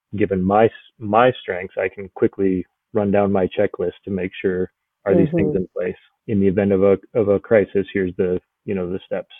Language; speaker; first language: English; native; English